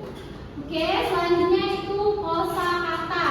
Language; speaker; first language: Indonesian; native; Indonesian